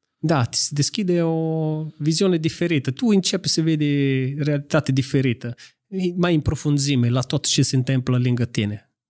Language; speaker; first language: Romanian; non-native, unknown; Italian